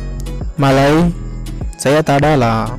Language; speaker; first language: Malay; non-native, learner; Bangla